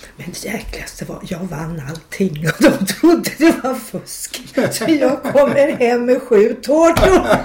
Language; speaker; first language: Swedish; native; Swedish